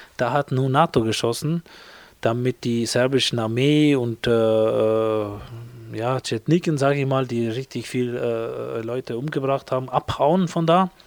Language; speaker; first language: German; non-native, fluent; Albanian